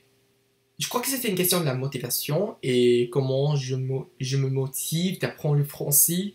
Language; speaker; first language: French; non-native, learner; English